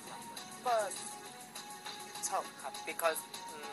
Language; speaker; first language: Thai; non-native, learner; Korean